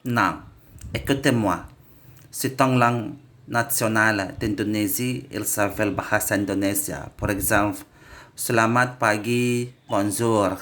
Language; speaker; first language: French; non-native, learner; Indonesian